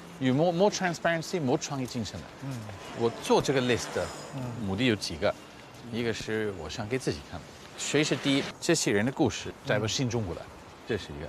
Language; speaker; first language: Chinese; non-native, fluent; English